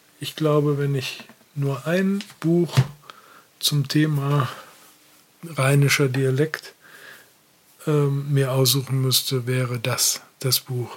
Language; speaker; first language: German; native; German